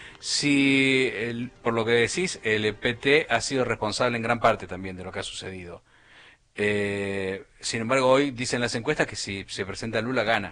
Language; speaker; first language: Spanish; native; Spanish